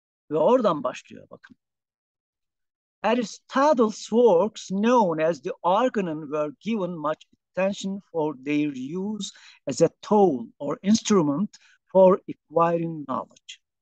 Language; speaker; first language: English; non-native, fluent; Turkish